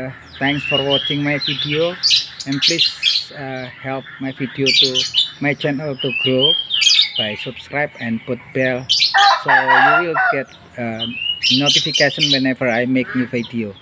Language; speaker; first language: English; non-native, learner; Indonesian